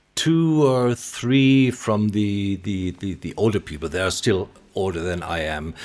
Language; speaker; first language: English; non-native, fluent; German